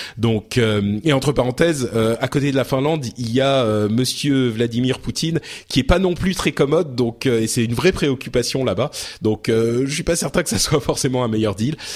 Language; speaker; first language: French; early bilingual, other home language; Arabic